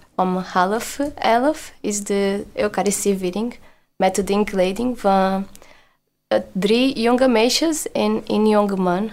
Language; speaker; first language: Dutch; non-native, learner; Portuguese